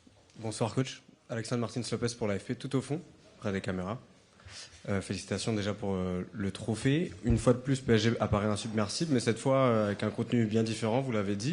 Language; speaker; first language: French; native; French